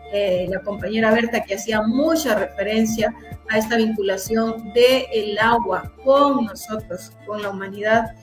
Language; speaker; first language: Spanish; native; Spanish